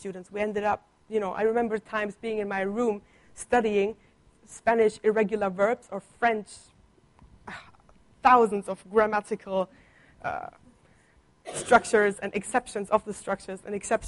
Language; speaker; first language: English; non-native, fluent; Italian